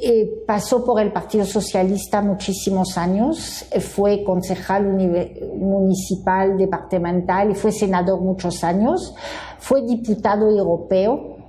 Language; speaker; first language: Spanish; non-native, fluent; French